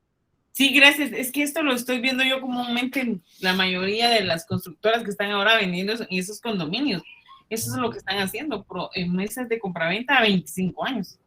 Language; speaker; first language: Spanish; native; Spanish